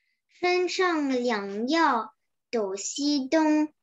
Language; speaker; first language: Chinese; early bilingual, heritage; Chinese